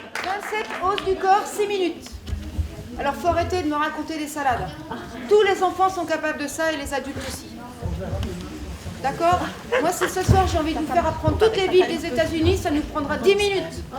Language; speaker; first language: French; native; French